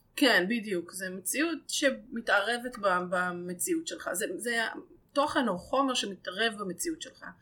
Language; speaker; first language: Hebrew; native; Hebrew